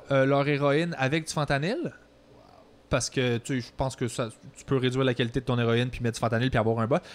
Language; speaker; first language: French; native; French